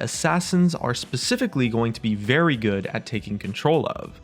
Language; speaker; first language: English; native; English